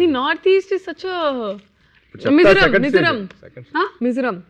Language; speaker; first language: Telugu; non-native, local second language; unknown